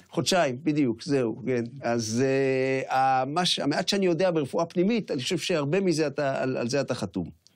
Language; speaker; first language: Hebrew; native; Hebrew